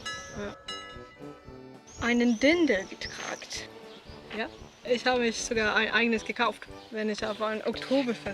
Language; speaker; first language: German; non-native, fluent; Swedish